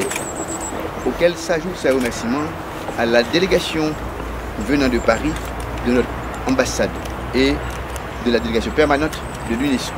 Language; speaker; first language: French; non-native, local second language; Haitian Creole